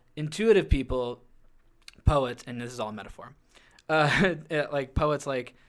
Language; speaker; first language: English; native; English